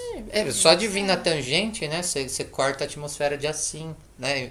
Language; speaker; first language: Portuguese; native; Portuguese